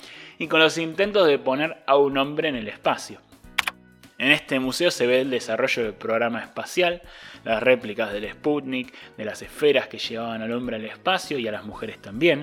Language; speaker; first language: Spanish; native; Spanish